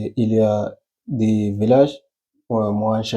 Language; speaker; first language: French; non-native, learner; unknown